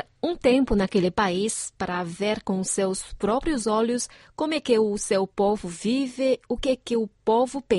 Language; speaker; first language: Portuguese; non-native, fluent; Chinese